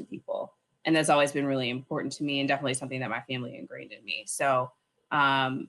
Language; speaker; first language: English; native; English